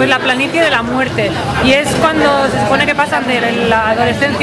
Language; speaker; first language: Spanish; native; Spanish